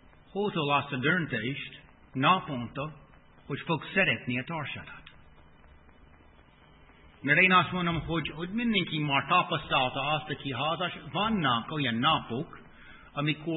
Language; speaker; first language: Hungarian; non-native, fluent; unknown